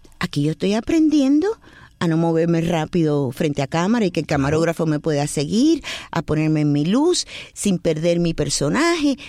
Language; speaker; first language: Spanish; native; Spanish